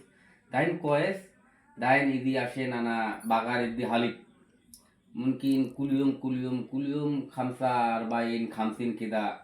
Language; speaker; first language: Arabic; non-native, learner; Bangla